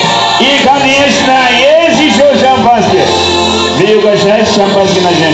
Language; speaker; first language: Russian; non-native, learner; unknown